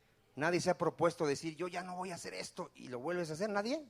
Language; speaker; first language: Spanish; native; Spanish